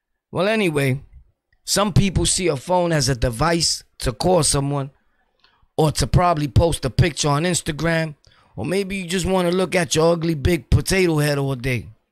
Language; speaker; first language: English; early bilingual, other home language; Spanish